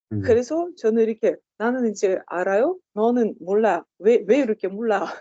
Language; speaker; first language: Korean; non-native, learner; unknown